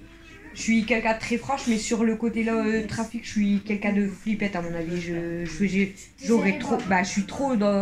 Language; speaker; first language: French; native; French